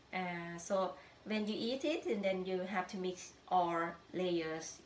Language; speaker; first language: English; non-native, learner; Thai